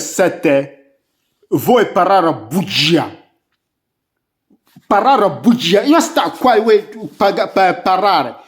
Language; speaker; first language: Italian; non-native, learner; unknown